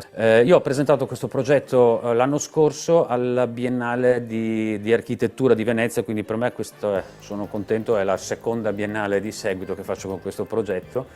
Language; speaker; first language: Italian; native; Italian